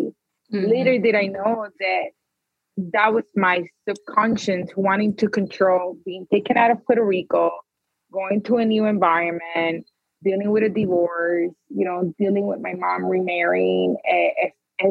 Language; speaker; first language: English; early bilingual, other home language; Spanish